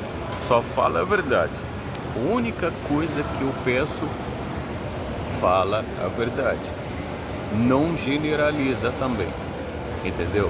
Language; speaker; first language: Portuguese; non-native, fluent; Arabic